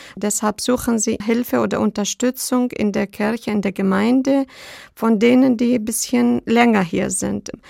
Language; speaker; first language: German; non-native, fluent; Arabic